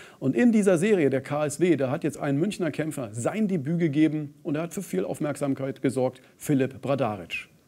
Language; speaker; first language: German; native; German